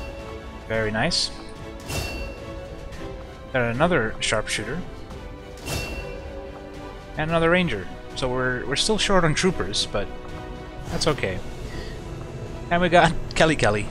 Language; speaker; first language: English; native; English